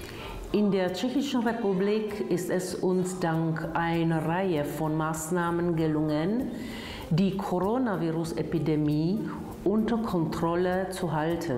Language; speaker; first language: German; non-native, fluent; Czech